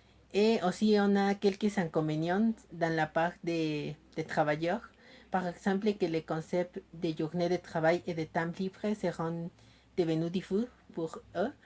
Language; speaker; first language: French; non-native, learner; Spanish